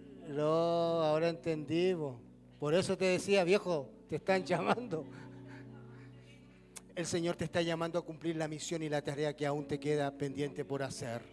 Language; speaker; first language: Spanish; native; Spanish